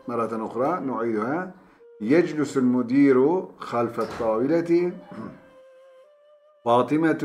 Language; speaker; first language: Arabic; non-native, fluent; Turkish